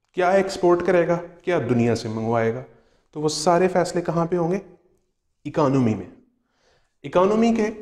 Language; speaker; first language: Urdu; non-native, local second language; Punjabi